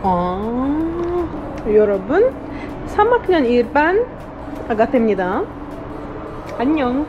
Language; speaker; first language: Korean; non-native, fluent; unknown